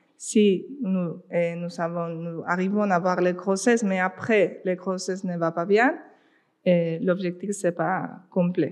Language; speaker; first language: French; non-native, fluent; Spanish